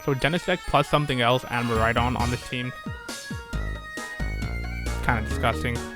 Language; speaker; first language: English; native; English